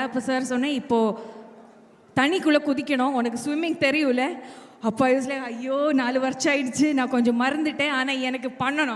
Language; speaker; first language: Tamil; non-native, fluent; Malayalam